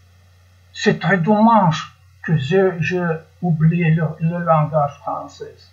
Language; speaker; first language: French; non-native, learner; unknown